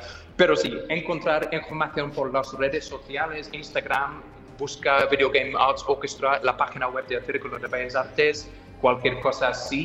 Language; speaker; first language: Spanish; non-native, fluent; English